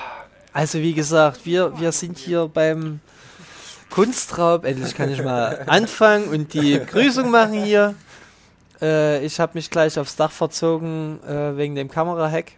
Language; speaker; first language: German; native; German